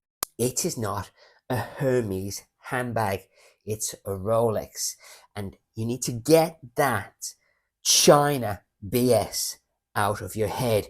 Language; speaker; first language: English; native; English